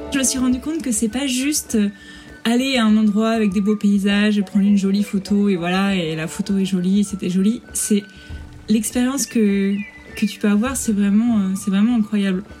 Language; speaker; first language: French; native; French